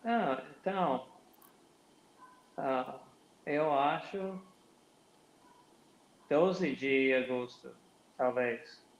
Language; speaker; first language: Portuguese; non-native, learner; English